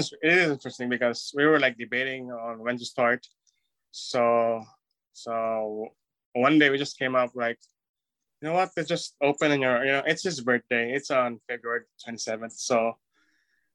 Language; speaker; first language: English; non-native, local second language; Cebuano